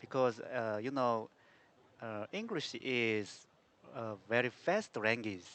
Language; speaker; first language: English; non-native, learner; Korean